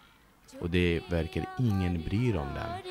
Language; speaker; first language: Swedish; non-native, fluent; Bangla